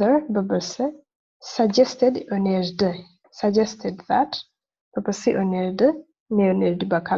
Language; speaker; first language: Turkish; non-native, fluent; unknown